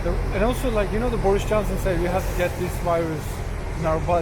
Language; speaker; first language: English; non-native, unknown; Turkish